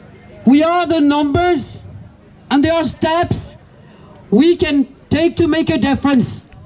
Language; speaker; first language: English; non-native, fluent; French